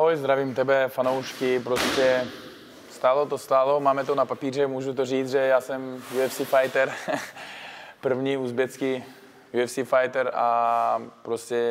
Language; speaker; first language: Czech; non-native, fluent; Uzbek